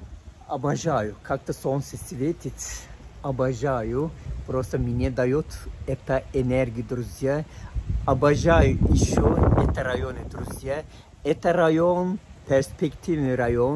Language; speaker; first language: Russian; non-native, fluent; Turkish